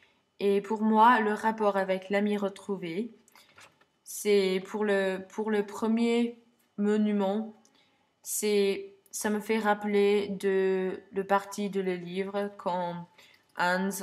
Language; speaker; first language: French; non-native, learner; English